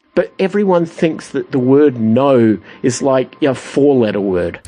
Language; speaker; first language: English; native; English